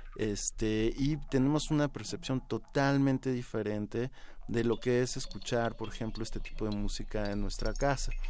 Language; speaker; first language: Spanish; native; Spanish